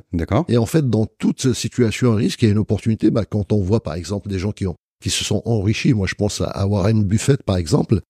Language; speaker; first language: French; non-native, local second language; Arabic